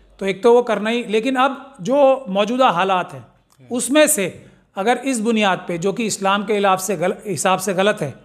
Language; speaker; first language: Hindi; native; Hindi